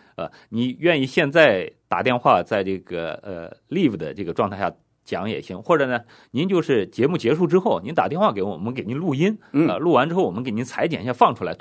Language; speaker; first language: Chinese; native; Chinese